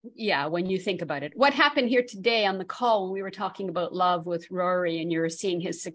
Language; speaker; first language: English; native; English